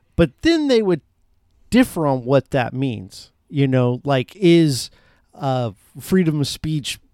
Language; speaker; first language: English; native; English